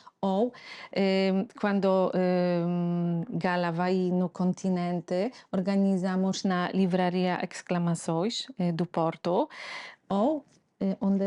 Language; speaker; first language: Portuguese; non-native, fluent; Polish